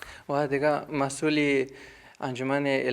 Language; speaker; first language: Persian; native; Persian